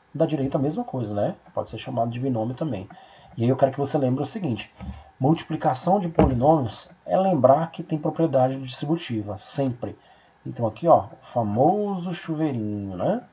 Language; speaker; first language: Portuguese; native; Portuguese